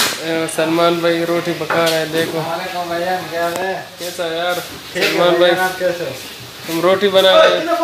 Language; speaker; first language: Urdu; non-native, local second language; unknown